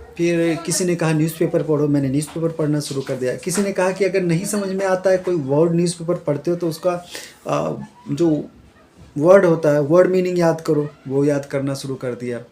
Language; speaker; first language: Hindi; native; Hindi